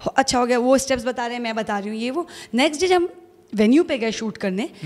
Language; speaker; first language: Hindi; native; Hindi